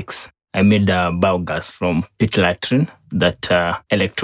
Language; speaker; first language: English; non-native, local second language; Kikuyu